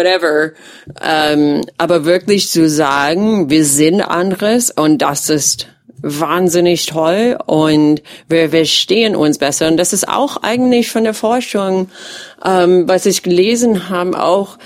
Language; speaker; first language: German; non-native, fluent; English